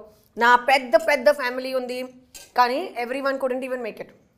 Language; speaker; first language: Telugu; non-native, learner; Hindi